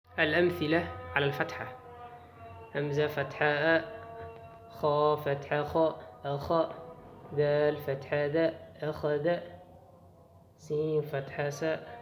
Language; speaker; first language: Arabic; non-native, local second language; Somali